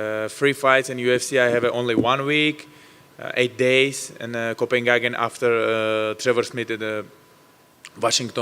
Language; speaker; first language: English; non-native, learner; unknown